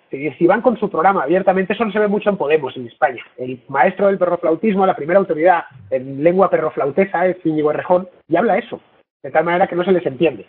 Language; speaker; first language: Spanish; native; Spanish